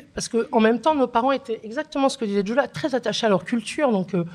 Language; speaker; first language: French; early bilingual, other home language; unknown